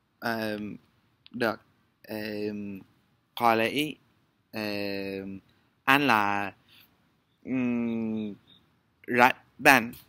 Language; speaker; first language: Vietnamese; non-native, learner; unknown